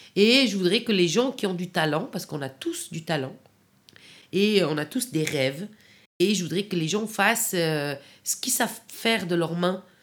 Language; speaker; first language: French; non-native, fluent; Persian